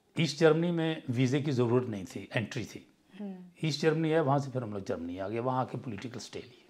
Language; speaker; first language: Urdu; non-native, local second language; Punjabi